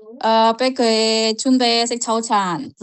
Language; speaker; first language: Cantonese; non-native, learner; Indonesian